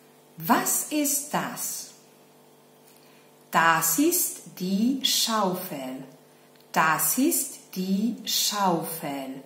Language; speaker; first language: German; non-native, fluent; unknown